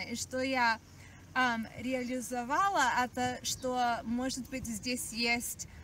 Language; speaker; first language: Russian; early bilingual, heritage; Russian